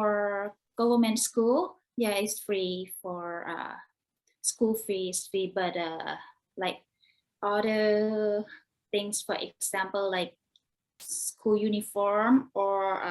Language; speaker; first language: English; non-native, learner; Thai